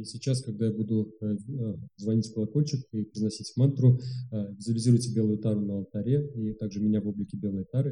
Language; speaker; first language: Russian; native; Russian